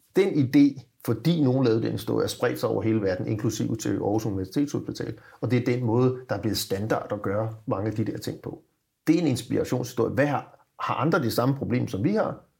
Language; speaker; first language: Danish; native; Danish